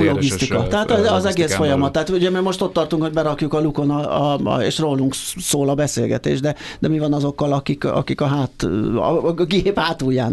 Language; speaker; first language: Hungarian; native; Hungarian